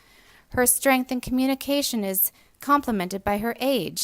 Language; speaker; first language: English; native; English